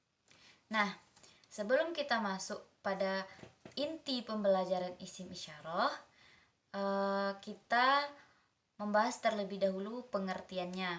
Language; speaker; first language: Indonesian; native; Indonesian